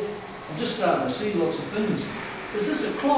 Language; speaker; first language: English; native; English